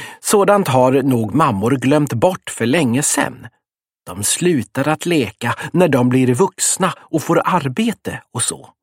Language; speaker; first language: Swedish; native; Swedish